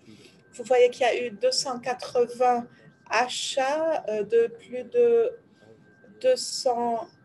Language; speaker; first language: French; non-native, fluent; Ukrainian